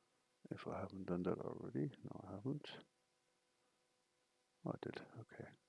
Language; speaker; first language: English; non-native, fluent; German